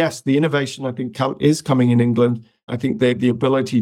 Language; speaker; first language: English; native; English